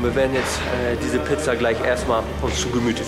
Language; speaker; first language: German; native; German